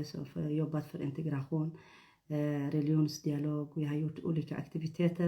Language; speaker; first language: Swedish; non-native, fluent; Tigrinya